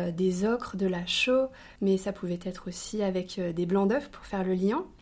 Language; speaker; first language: French; native; French